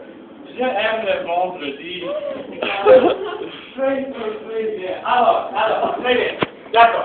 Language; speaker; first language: French; non-native, learner; English